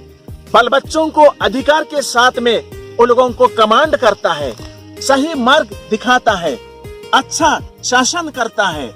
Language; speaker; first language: Hindi; non-native, local second language; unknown